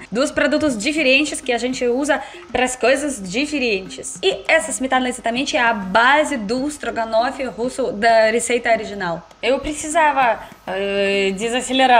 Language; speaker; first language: Portuguese; non-native, learner; Russian